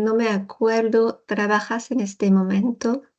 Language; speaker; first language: Spanish; non-native, learner; French